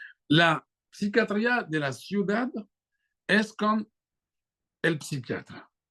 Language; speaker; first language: Spanish; non-native, fluent; French